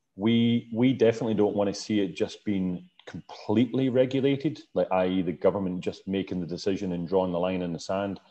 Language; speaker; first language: English; native; English